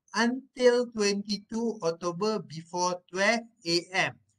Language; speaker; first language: English; non-native, local second language; Malay